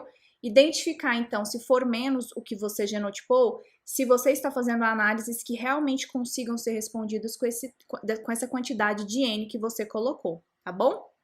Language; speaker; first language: Portuguese; native; Portuguese